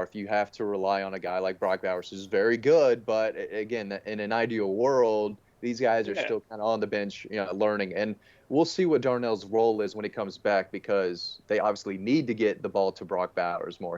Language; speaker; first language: English; native; English